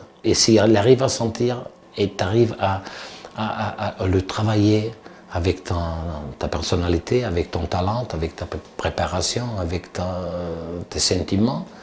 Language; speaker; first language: French; non-native, fluent; Italian